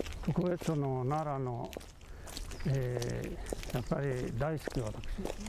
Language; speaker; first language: Japanese; non-native, learner; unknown